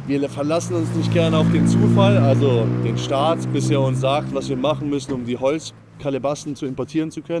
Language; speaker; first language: German; native; German